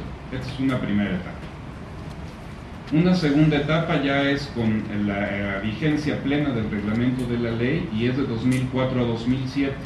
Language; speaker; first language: Spanish; native; Spanish